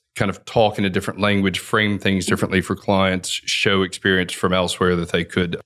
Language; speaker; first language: English; native; English